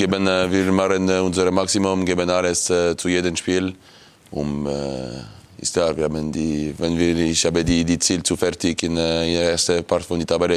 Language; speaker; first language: German; non-native, local second language; French